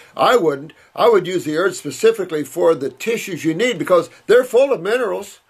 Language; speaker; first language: English; native; English